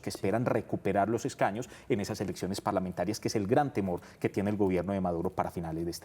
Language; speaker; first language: Spanish; native; Spanish